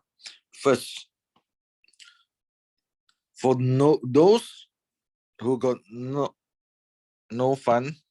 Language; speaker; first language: English; non-native, fluent; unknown